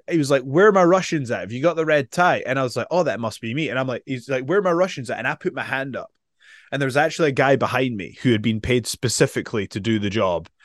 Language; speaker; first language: English; native; English